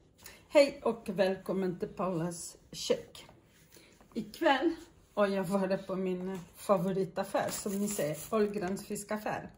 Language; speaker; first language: Swedish; non-native, fluent; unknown